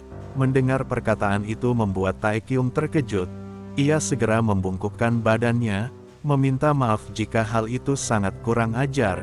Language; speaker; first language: Indonesian; native; Indonesian